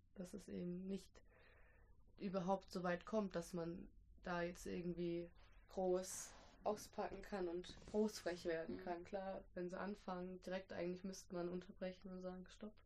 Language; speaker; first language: German; early bilingual, other home language; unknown